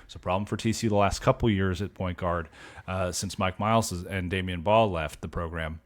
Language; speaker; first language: English; native; English